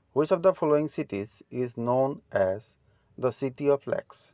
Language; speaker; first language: English; non-native, local second language; Assamese